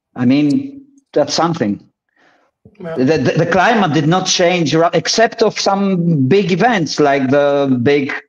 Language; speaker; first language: English; early bilingual, other home language; Polish